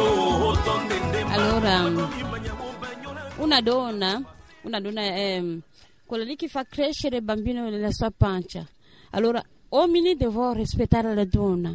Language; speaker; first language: Italian; non-native, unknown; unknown